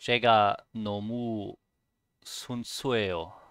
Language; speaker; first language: Korean; non-native, learner; German